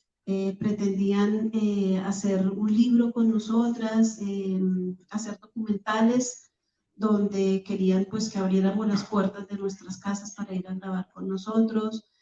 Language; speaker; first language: Spanish; native; Spanish